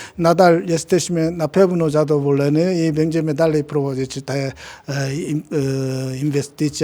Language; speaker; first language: Polish; non-native, learner; Korean